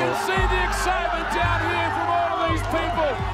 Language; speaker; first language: English; native; English